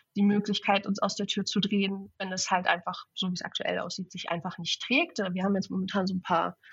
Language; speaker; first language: German; native; German